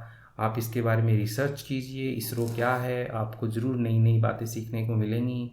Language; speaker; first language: Hindi; native; Hindi